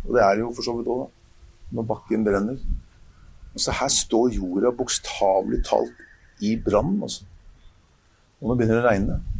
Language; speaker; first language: Norwegian; native; Norwegian